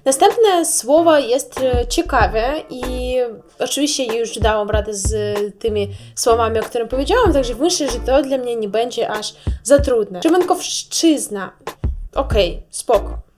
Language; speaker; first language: Polish; non-native, learner; Russian